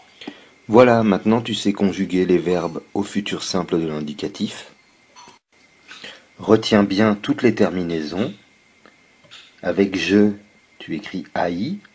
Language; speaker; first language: French; non-native, fluent; Kazakh